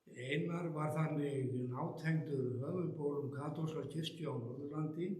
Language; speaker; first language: Icelandic; native; Icelandic